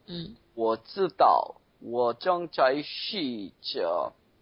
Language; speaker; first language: Chinese; non-native, learner; Korean